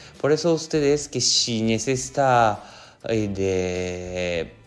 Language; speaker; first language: Spanish; non-native, learner; Japanese